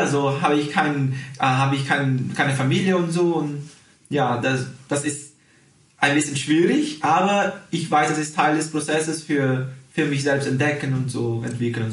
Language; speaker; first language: German; early bilingual, heritage; Portuguese